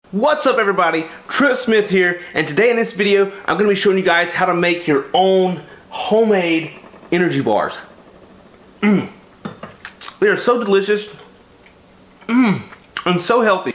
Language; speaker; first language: English; native; English